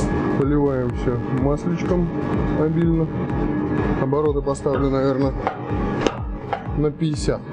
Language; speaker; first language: Russian; native; Russian